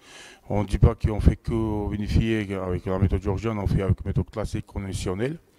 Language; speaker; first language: French; non-native, fluent; Georgian